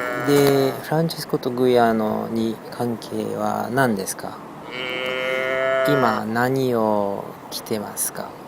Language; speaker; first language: Japanese; non-native, fluent; French